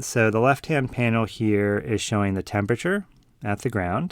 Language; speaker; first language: English; native; English